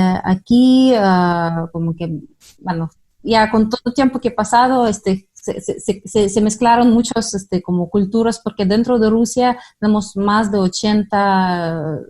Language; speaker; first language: Spanish; non-native, fluent; Russian